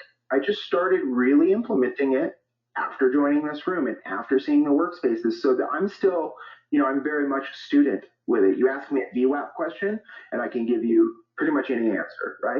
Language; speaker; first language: English; native; English